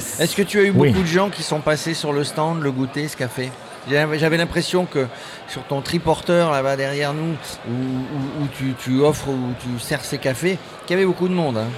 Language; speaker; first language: French; native; French